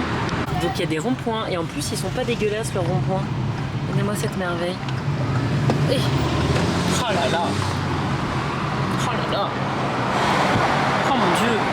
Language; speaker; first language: French; native; French